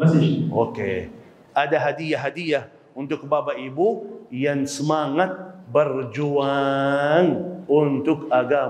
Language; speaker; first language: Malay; non-native, fluent; Arabic